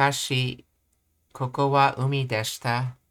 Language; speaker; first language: Japanese; non-native, learner; English